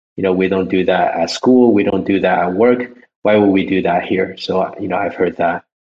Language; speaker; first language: English; early bilingual, other home language; Chinese